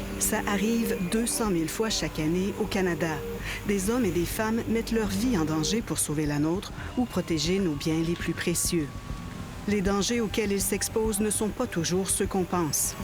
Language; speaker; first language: French; native; French